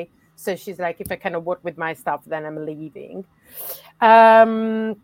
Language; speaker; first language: English; non-native, fluent; Italian